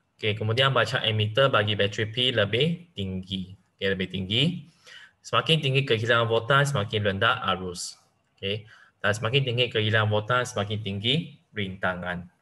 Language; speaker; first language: Malay; non-native, local second language; Chinese